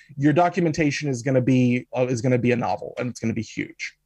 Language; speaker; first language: English; native; English